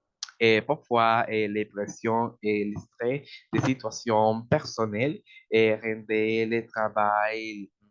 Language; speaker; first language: French; non-native, learner; Spanish